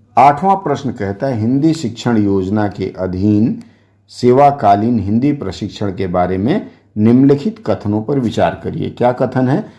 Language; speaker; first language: Hindi; native; Hindi